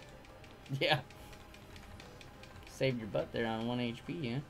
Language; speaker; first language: English; native; English